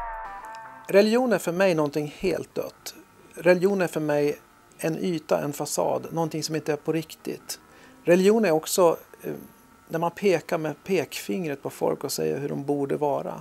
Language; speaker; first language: Swedish; early bilingual, other home language; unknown